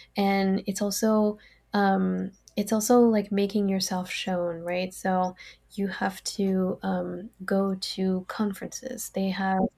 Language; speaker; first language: English; non-native, fluent; French